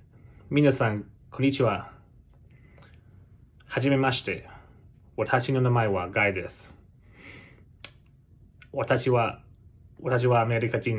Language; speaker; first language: Japanese; non-native, learner; English